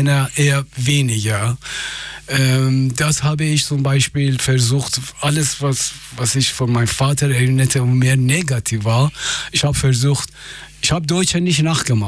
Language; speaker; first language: German; non-native, fluent; Persian